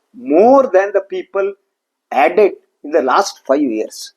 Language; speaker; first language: English; non-native, local second language; Kannada